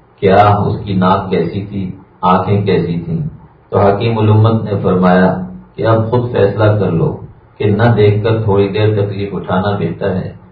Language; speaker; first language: Urdu; native; Urdu